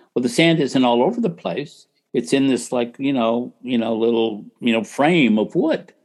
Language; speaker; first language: English; native; English